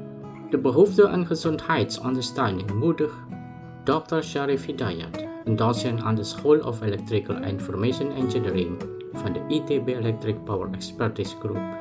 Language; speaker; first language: Dutch; non-native, fluent; Indonesian